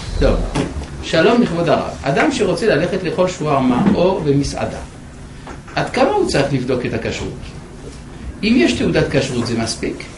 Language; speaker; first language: Hebrew; non-native, fluent; French